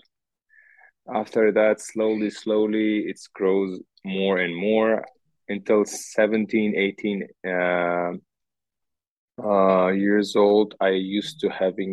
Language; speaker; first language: English; non-native, learner; Uzbek